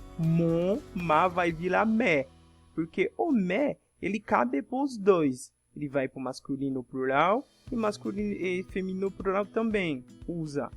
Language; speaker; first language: Portuguese; non-native, fluent; French